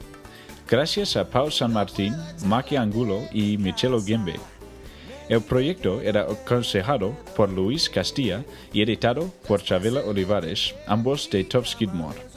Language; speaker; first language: Spanish; non-native, learner; English